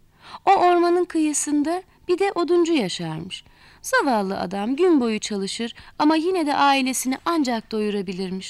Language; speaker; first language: Turkish; native; Turkish